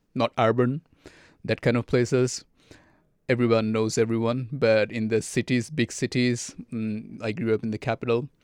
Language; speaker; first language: English; non-native, fluent; Arabic